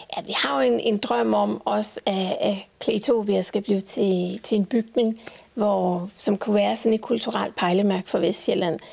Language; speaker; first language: Danish; native; Danish